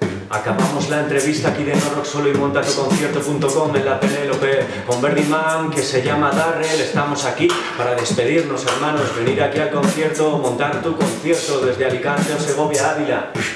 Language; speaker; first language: Spanish; native; Spanish